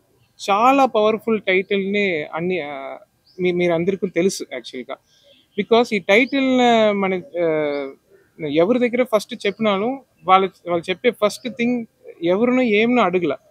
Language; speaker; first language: Telugu; non-native, local second language; Tamil